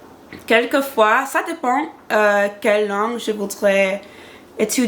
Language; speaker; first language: French; non-native, learner; English